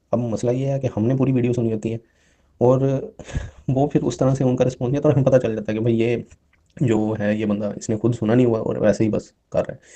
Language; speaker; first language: Urdu; non-native, local second language; Punjabi